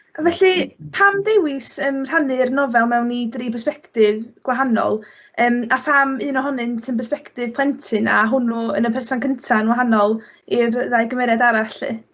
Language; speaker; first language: Welsh; native; Welsh